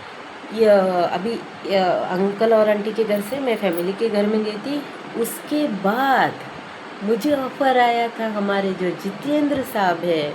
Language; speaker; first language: Hindi; non-native, local second language; Konkani